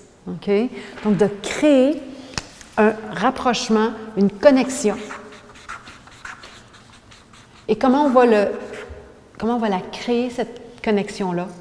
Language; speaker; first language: French; native; French